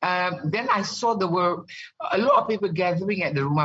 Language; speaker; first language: English; non-native, local second language; Malay